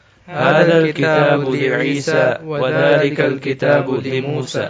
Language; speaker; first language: Arabic; non-native, learner; Divehi